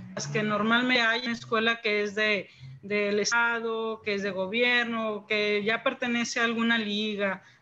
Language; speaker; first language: Spanish; native; Spanish